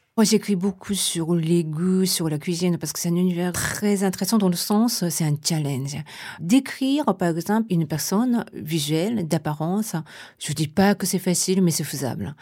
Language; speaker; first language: French; non-native, fluent; Japanese